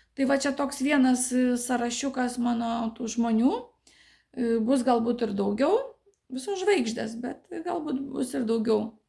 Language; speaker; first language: Lithuanian; native; Lithuanian